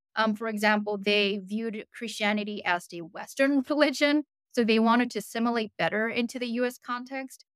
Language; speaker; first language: English; early bilingual, other home language; Korean